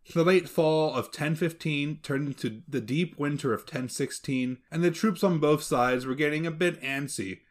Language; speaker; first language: English; native; English